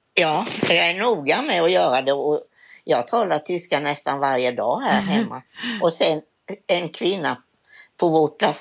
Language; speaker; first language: Swedish; native; Swedish